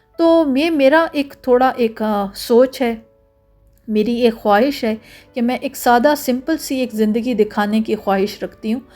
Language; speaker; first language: Urdu; native; Urdu